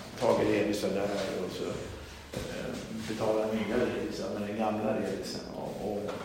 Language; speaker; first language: Swedish; native; Swedish